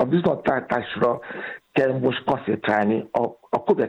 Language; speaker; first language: Hungarian; non-native, learner; Yoruba